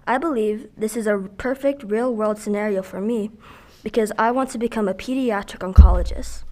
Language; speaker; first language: English; early bilingual, other home language; Filipino